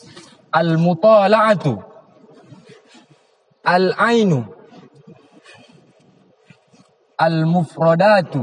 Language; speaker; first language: Arabic; non-native, learner; Indonesian